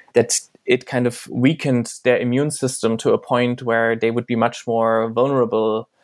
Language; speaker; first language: English; non-native, fluent; German